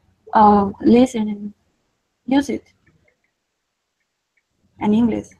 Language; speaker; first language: English; non-native, learner; Spanish